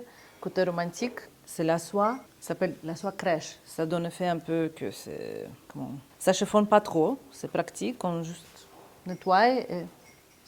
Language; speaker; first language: French; non-native, fluent; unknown